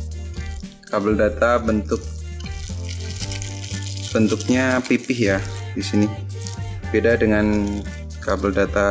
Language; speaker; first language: Indonesian; native; Indonesian